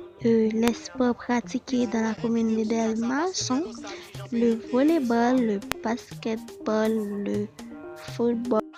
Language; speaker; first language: French; non-native, learner; Haitian Creole